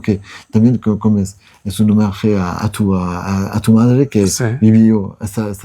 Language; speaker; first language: Spanish; non-native, learner; French